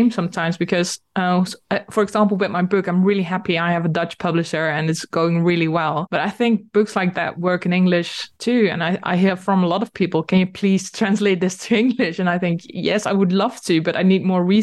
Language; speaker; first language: English; non-native, fluent; Dutch